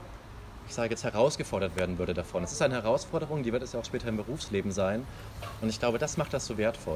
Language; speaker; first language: German; native; German